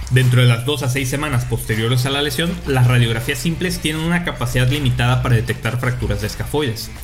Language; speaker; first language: Spanish; native; Spanish